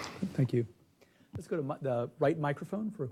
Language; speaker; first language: English; native; English